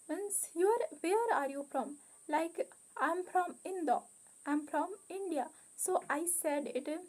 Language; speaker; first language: English; non-native, local second language; Hindi